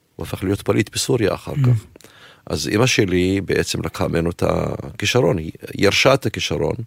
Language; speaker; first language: Hebrew; non-native, local second language; Arabic